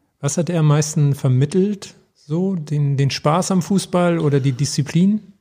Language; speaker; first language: German; native; German